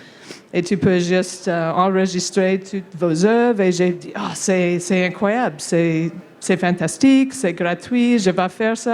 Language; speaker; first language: French; non-native, local second language; English